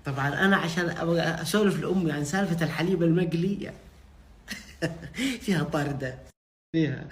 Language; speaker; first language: Arabic; native; Arabic